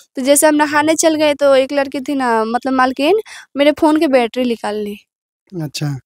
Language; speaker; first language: Hindi; native; Hindi